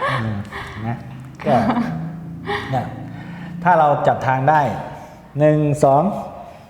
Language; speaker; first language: Thai; native; Thai